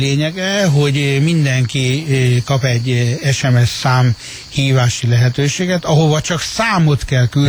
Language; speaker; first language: Hungarian; native; Hungarian